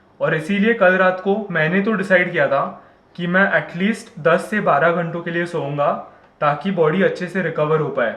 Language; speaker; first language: Hindi; non-native, local second language; Marathi